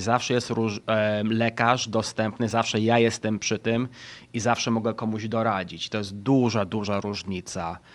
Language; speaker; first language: Polish; early bilingual, heritage; Polish